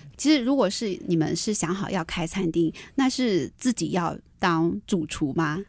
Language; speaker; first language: Chinese; native; Chinese